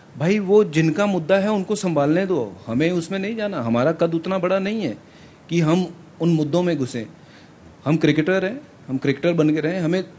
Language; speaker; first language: Hindi; non-native, local second language; Punjabi